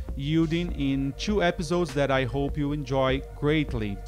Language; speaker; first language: English; non-native, fluent; Portuguese